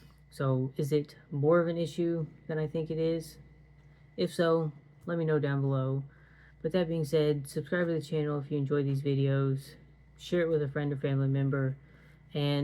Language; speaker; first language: English; native; English